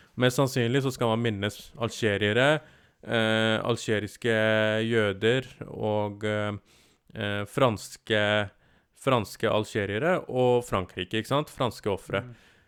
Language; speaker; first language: Norwegian; early bilingual, other home language; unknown